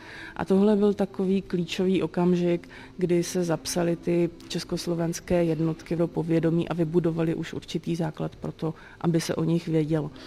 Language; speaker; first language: Czech; native; Czech